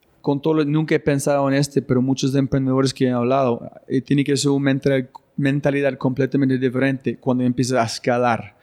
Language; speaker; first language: Spanish; non-native, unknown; English